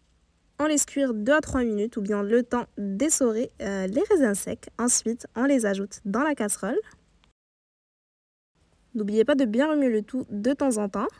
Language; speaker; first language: French; native; French